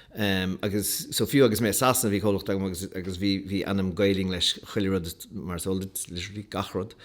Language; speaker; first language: Irish; native; Irish